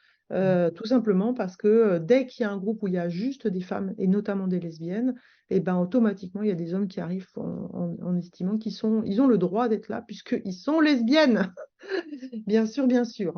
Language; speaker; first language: French; native; French